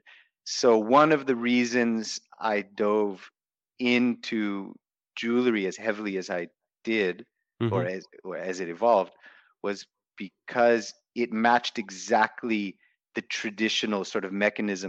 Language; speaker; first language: English; native; English